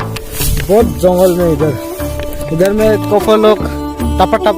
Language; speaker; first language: Hindi; non-native, local second language; Kok Borok